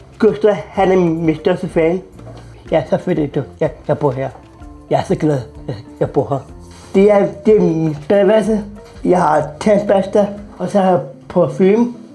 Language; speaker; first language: Danish; native; Danish